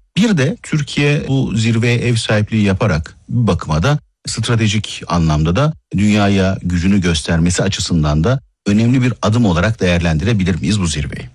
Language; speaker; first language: Turkish; native; Turkish